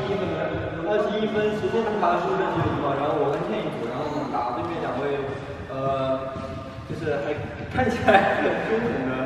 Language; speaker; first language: Chinese; native; Chinese